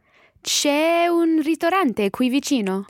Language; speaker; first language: Italian; non-native, learner; English